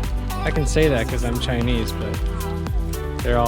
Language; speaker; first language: English; native; English